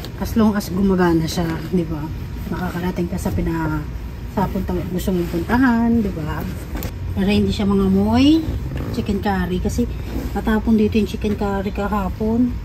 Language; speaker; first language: Filipino; native; Filipino